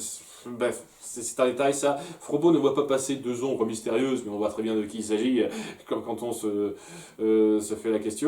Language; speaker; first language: French; native; French